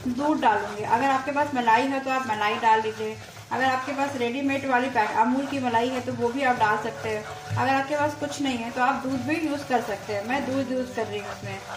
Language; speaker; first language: Hindi; native; Hindi